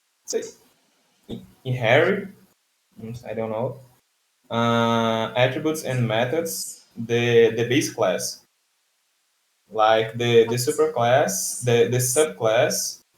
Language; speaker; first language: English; non-native, learner; Portuguese